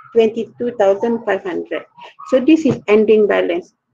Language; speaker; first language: English; non-native, local second language; Malay